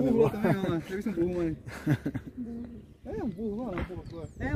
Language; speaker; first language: Portuguese; native; Portuguese